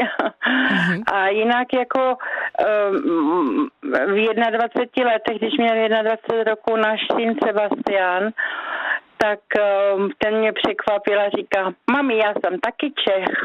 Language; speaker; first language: Czech; native; Czech